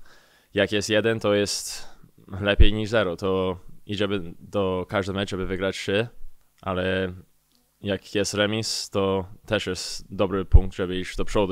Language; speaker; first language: Polish; early bilingual, heritage; English